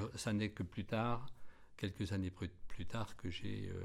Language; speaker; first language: French; native; French